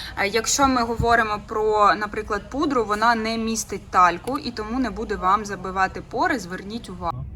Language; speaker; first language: Ukrainian; non-native, local second language; Russian